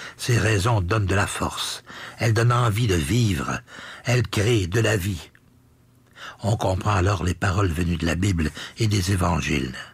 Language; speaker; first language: French; native; French